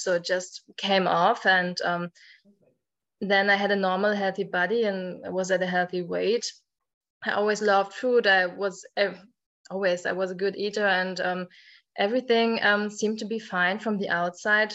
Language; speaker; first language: English; non-native, fluent; German